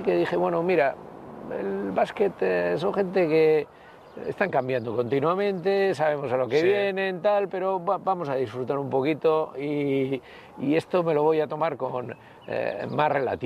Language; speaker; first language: Spanish; native; Spanish